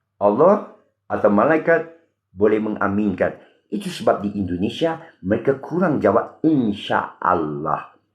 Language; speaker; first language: Malay; non-native, local second language; Min Nan Chinese